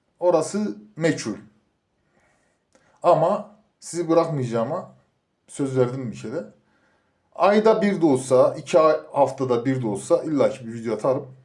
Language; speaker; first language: Turkish; native; Turkish